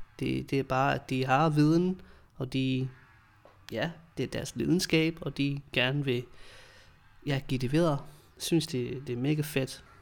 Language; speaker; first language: Danish; non-native, fluent; English